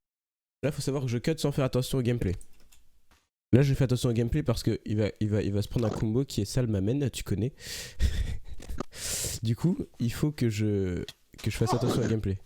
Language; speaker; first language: French; native; French